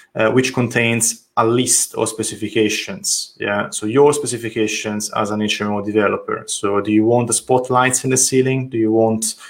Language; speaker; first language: English; non-native, fluent; Italian